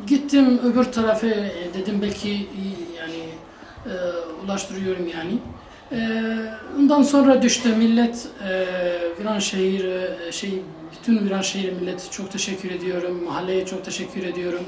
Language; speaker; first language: Turkish; non-native, learner; Arabic